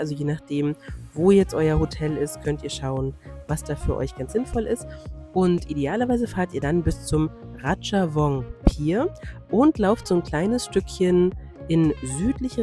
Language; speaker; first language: German; native; German